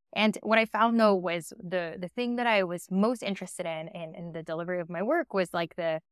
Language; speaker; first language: English; early bilingual, other home language; Spanish